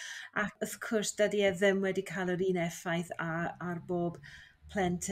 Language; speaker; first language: Welsh; non-native, fluent; English